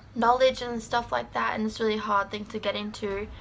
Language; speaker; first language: English; native; English